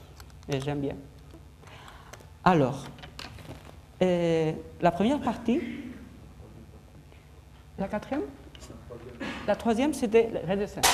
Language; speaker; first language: French; non-native, fluent; Spanish